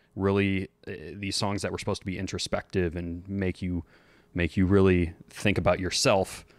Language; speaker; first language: English; native; English